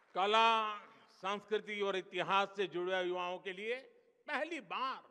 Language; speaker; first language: Hindi; non-native, local second language; Gujarati